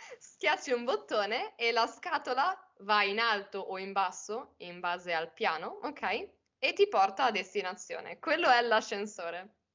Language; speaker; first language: Italian; native; Italian